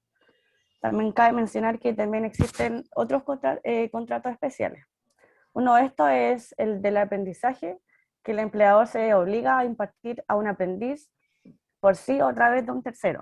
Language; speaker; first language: Spanish; native; Spanish